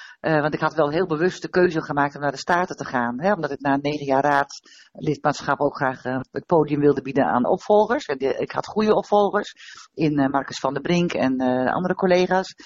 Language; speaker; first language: Dutch; native; Dutch